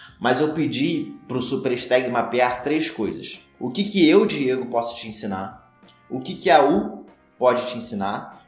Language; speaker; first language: Portuguese; native; Portuguese